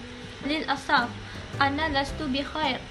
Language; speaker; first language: Arabic; non-native, learner; Malay